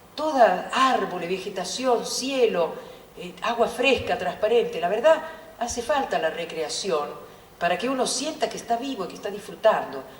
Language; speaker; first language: Spanish; non-native, fluent; Italian